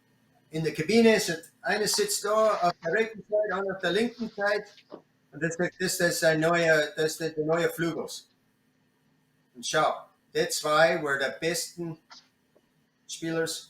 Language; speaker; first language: German; non-native, learner; English